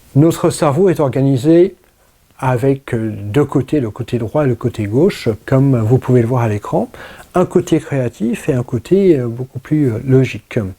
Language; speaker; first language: French; early bilingual, other home language; English